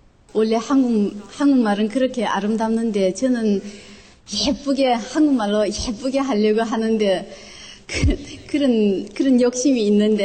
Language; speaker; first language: Korean; non-native, local second language; Chinese